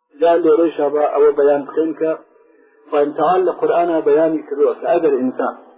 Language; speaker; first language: Central Kurdish; non-native, local second language; Gurani